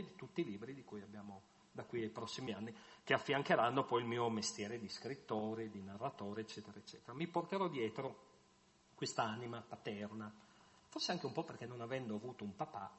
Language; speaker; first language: Italian; native; Italian